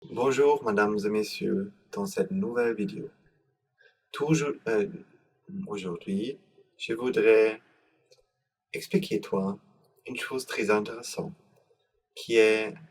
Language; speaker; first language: French; non-native, learner; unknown